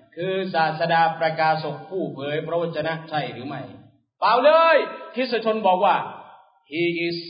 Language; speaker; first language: Thai; native; Thai